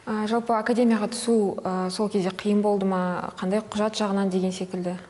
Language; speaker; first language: Kazakh; native; Kazakh